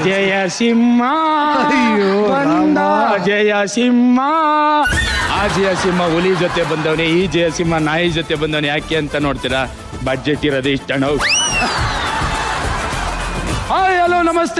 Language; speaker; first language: Kannada; native; Kannada